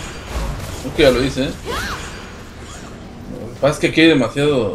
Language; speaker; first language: Spanish; native; Spanish